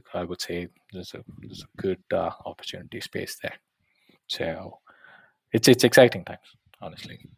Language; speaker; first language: English; non-native, local second language; Tamil